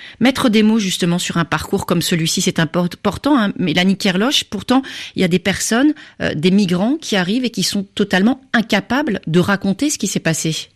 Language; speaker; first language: French; native; French